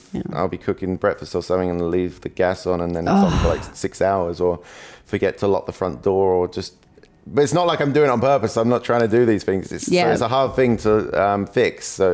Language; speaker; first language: English; native; English